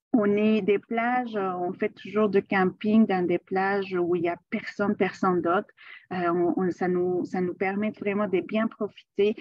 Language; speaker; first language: French; non-native, fluent; Spanish